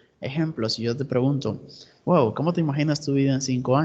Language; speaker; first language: Spanish; native; Spanish